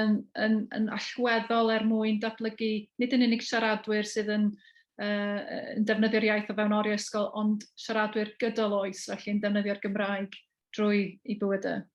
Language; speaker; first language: Welsh; native; Welsh